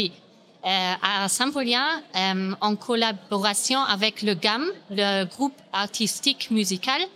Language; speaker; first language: French; non-native, fluent; German